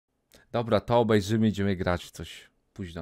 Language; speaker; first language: Polish; native; Polish